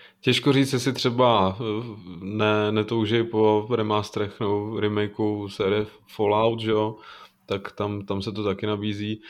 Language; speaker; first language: Czech; native; Czech